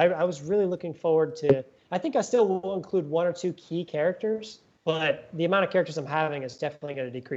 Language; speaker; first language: English; native; English